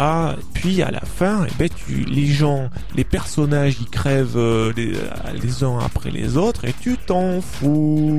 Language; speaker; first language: French; native; French